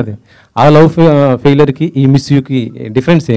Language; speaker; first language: Telugu; native; Telugu